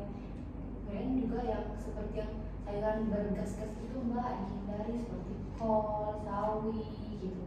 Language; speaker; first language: Indonesian; native; Indonesian